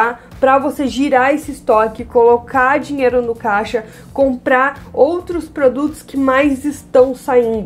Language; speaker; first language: Portuguese; native; Portuguese